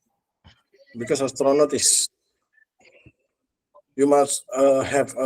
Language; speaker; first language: English; non-native, learner; Indonesian